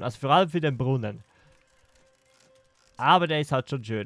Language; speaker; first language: German; native; German